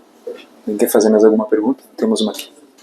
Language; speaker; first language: Portuguese; native; Portuguese